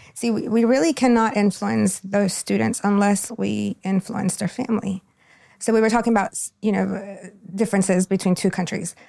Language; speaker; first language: English; non-native, fluent; Spanish